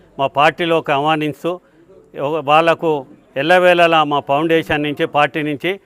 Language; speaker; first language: Telugu; native; Telugu